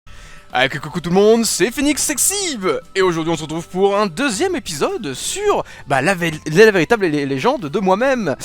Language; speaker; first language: French; native; French